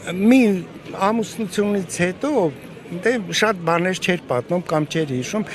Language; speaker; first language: Armenian; native; Armenian